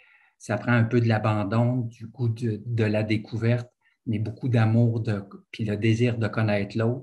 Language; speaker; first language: French; native; French